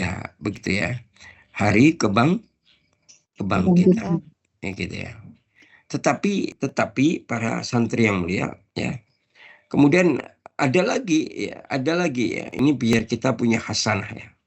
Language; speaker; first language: Indonesian; native; Indonesian